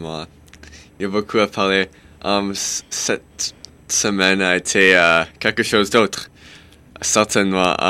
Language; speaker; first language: French; non-native, local second language; English